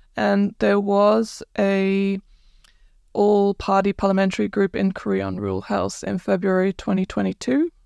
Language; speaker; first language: English; non-native, fluent; Croatian